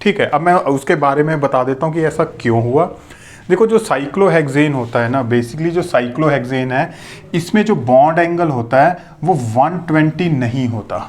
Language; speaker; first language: Hindi; native; Hindi